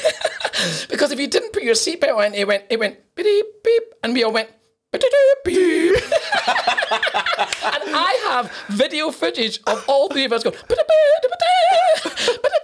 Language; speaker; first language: English; native; English